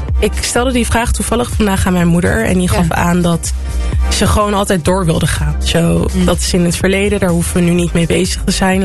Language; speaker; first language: Dutch; native; Dutch